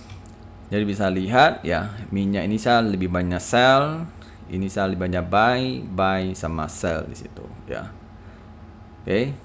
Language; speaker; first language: Indonesian; native; Indonesian